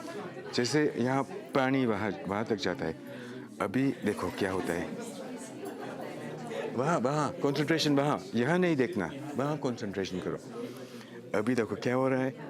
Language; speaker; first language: Hindi; non-native, learner; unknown